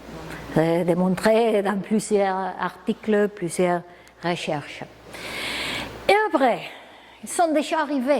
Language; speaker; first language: French; non-native, fluent; Spanish